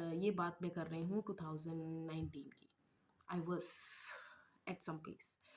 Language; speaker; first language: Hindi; non-native, local second language; Malayalam